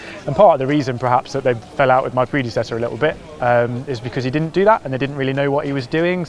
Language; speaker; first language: English; native; English